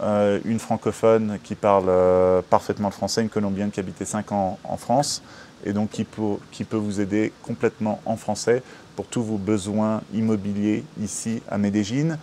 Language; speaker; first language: French; native; French